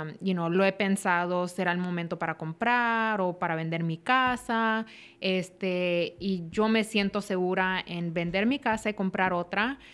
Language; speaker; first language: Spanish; early bilingual, heritage; Spanish